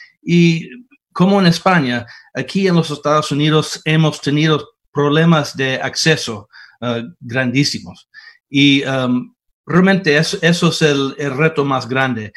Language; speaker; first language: Spanish; non-native, fluent; English